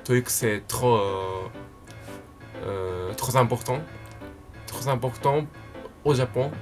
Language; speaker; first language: French; non-native, learner; Japanese